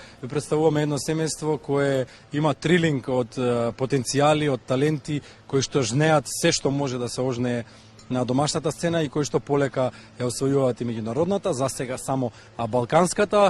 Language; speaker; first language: Macedonian; native; Macedonian